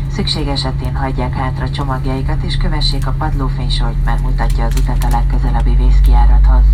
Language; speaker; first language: Hungarian; native; Hungarian